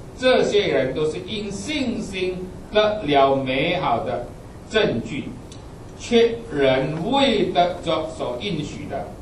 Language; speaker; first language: Chinese; non-native, fluent; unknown